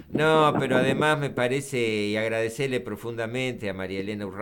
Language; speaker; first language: Spanish; native; Spanish